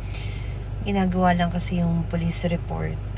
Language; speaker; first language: Filipino; native; Filipino